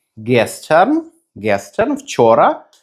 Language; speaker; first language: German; non-native, fluent; Ukrainian